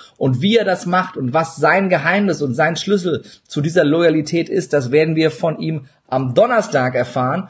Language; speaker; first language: German; early bilingual, other home language; Turkish